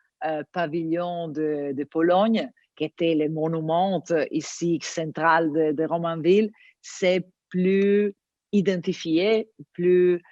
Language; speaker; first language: French; non-native, learner; Italian